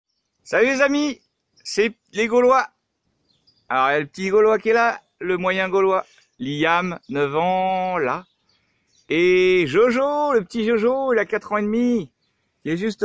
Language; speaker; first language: French; native; French